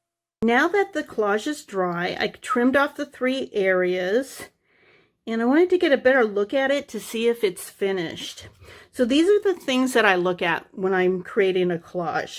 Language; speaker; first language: English; native; English